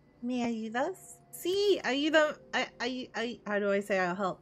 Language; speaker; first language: Spanish; non-native, learner; English